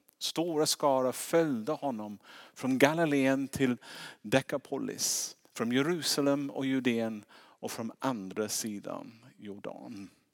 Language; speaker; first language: Swedish; non-native, fluent; English